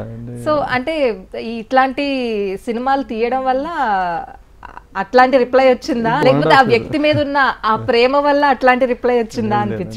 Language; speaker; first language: Telugu; native; Telugu